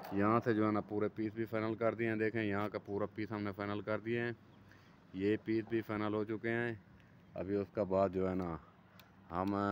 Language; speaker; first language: Urdu; non-native, local second language; Saraiki